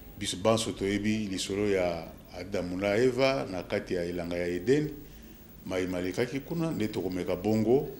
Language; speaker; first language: Lingala; native; Lingala